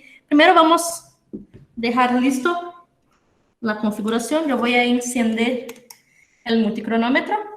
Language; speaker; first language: Spanish; non-native, fluent; Portuguese